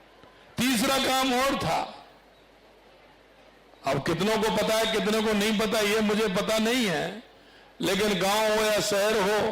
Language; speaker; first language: Hindi; native; Hindi